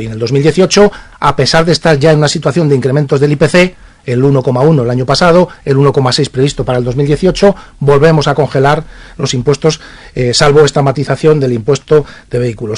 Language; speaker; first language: Spanish; native; Spanish